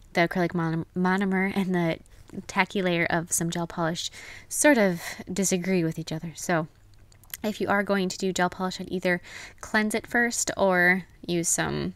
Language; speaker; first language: English; native; English